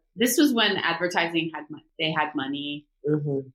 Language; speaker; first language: English; early bilingual, other home language; Korean